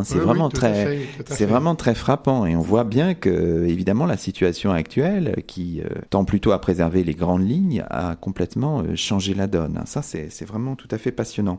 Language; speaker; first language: French; native; French